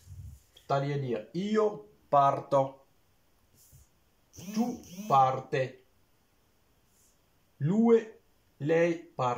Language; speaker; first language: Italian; non-native, learner; Arabic